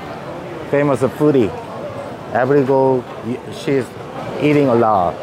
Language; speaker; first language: English; non-native, learner; Korean